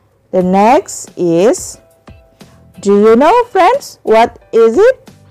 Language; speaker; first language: English; non-native, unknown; Indonesian